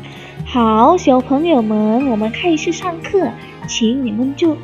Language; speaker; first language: Chinese; non-native, fluent; Indonesian